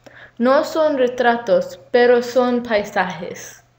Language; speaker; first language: Spanish; non-native, learner; English